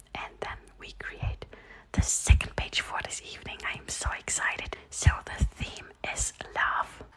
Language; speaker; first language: English; non-native, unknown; German